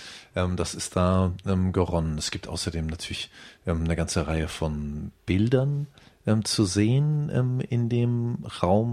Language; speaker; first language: German; native; German